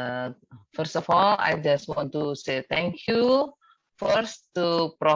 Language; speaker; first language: English; non-native, fluent; Indonesian